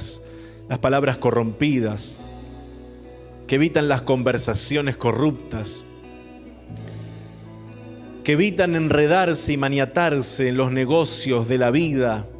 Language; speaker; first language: Spanish; native; Spanish